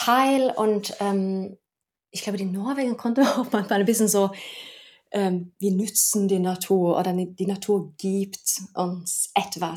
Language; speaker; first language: German; non-native, fluent; Norwegian